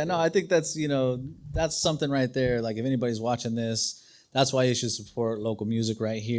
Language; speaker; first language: English; native; English